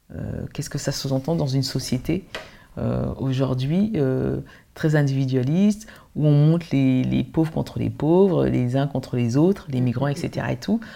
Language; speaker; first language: French; early bilingual, other home language; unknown